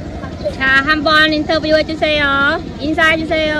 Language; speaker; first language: Korean; non-native, fluent; Khmer